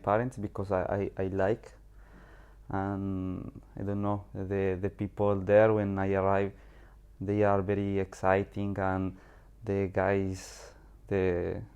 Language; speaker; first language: English; non-native, learner; Spanish